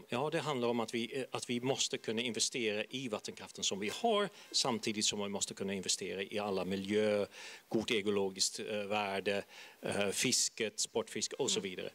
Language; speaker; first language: Swedish; non-native, fluent; Dutch